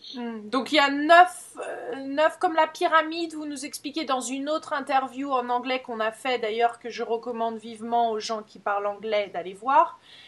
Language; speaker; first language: French; native; French